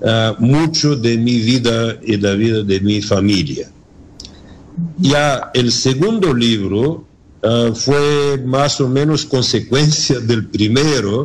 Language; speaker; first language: Spanish; non-native, learner; Bulgarian